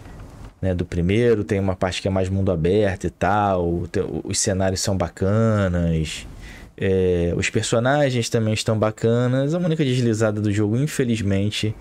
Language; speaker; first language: Portuguese; native; Portuguese